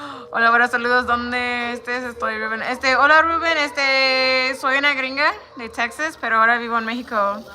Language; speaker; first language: Spanish; non-native, learner; English